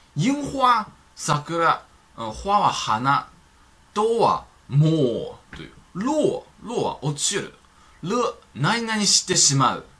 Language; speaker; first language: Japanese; non-native, fluent; Chinese